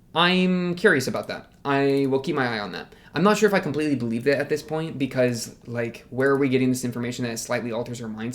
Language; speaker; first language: English; native; English